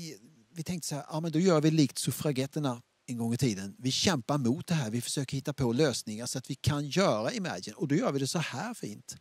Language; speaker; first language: Swedish; native; Swedish